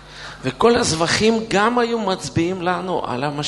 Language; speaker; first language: Hebrew; non-native, fluent; Russian